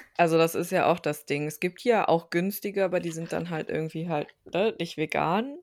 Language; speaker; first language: German; early bilingual, other home language; Turkish